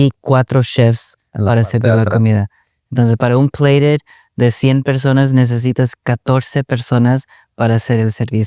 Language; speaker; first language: Spanish; early bilingual, other home language; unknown